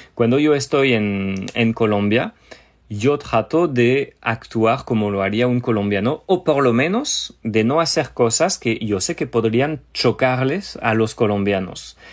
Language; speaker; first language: Spanish; non-native, fluent; French